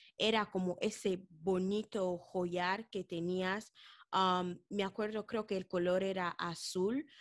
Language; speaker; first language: Spanish; non-native, local second language; Fang